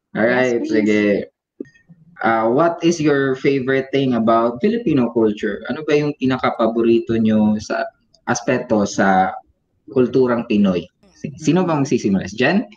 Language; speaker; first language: Filipino; non-native, local second language; Cebuano